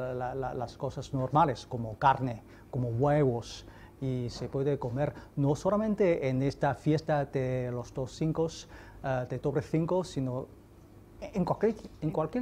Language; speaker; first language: Spanish; non-native, fluent; Chinese